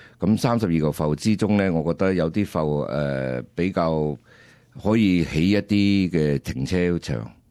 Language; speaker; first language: Cantonese; early bilingual, heritage; Cantonese